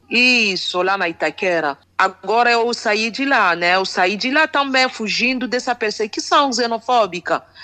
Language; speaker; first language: Portuguese; non-native, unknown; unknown